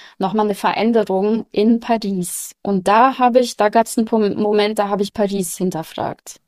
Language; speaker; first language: German; early bilingual, other home language; Russian